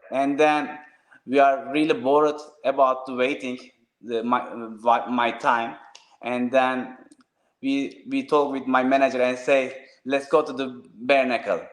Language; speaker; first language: English; non-native, learner; Turkish